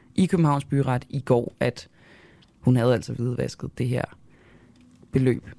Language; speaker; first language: Danish; native; Danish